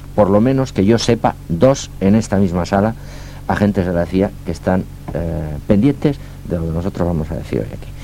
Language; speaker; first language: Spanish; non-native, local second language; Catalan